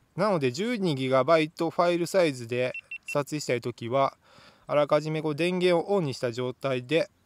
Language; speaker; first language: Japanese; native; Japanese